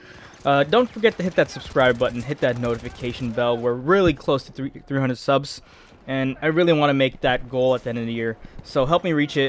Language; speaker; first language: English; native; English